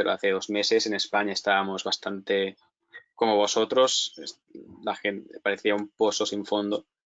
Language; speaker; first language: Spanish; native; Spanish